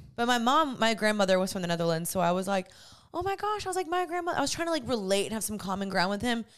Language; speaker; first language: English; native; English